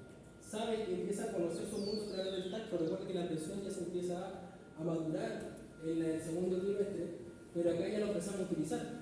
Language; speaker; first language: Spanish; native; Spanish